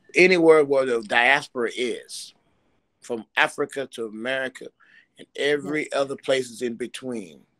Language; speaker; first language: English; native; English